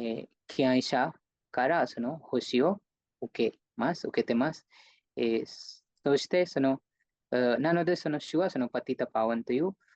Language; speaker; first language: Japanese; non-native, fluent; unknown